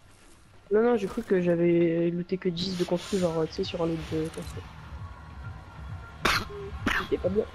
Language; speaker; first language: French; native; French